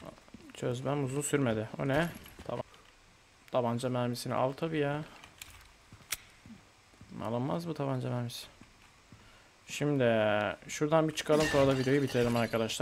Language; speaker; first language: Turkish; native; Turkish